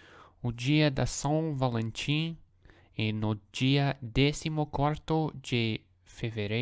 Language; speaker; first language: Portuguese; non-native, learner; English